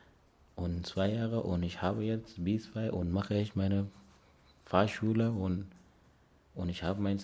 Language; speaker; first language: German; non-native, learner; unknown